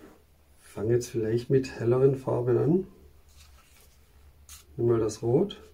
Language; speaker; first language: German; native; German